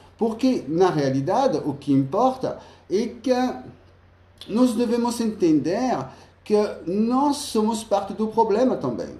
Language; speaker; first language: Portuguese; non-native, fluent; French